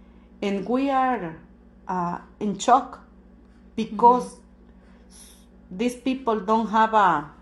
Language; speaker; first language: English; non-native, learner; Spanish